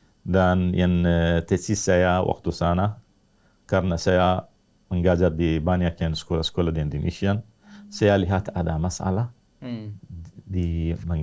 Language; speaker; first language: Indonesian; non-native, learner; Arabic